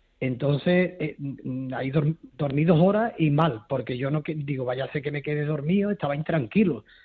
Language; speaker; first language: Spanish; native; Spanish